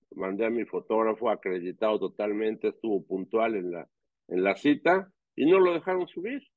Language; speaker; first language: Spanish; native; Spanish